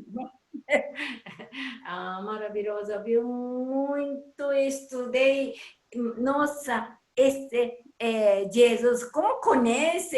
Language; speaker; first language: Portuguese; non-native, learner; Japanese